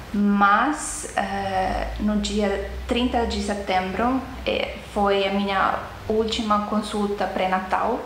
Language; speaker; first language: Portuguese; non-native, fluent; Estonian